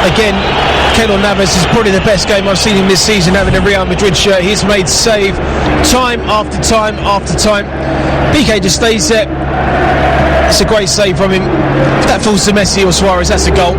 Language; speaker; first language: English; native; English